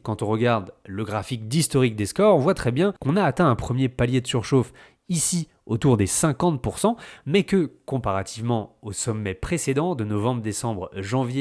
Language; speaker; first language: French; native; French